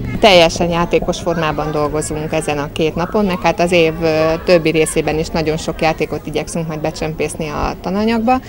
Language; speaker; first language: Hungarian; native; Hungarian